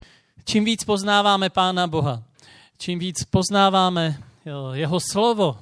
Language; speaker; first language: Czech; native; Czech